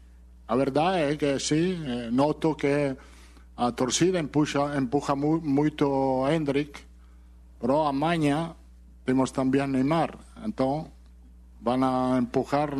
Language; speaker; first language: Portuguese; non-native, learner; Spanish